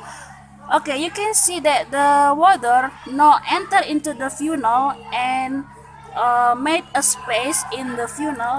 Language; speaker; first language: English; non-native, learner; Indonesian